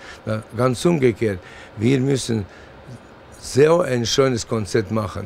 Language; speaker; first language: German; non-native, fluent; Latvian